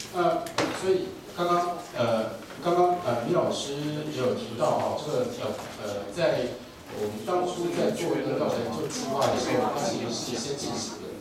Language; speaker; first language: Chinese; native; Chinese